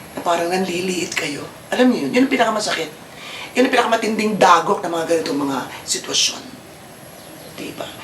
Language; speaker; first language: Filipino; native; Filipino